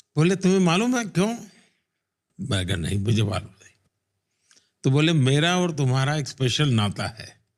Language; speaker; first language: Hindi; non-native, local second language; Gujarati